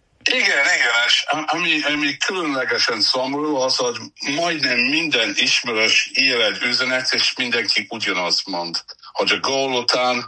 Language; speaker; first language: Hungarian; non-native, learner; English